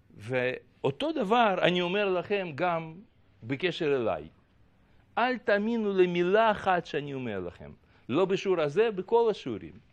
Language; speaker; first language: Hebrew; non-native, fluent; Russian